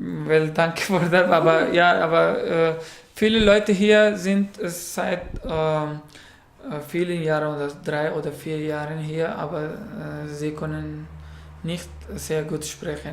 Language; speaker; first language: German; non-native, learner; Pashto